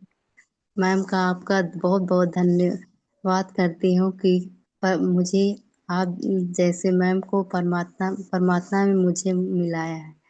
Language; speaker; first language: Hindi; native; Hindi